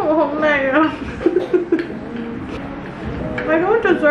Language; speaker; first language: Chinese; native; Chinese